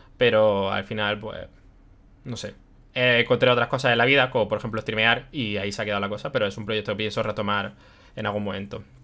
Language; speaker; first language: Spanish; early bilingual, other home language; German